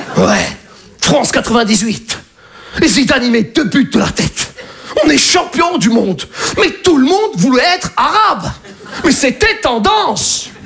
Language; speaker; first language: French; early bilingual, other home language; Arabic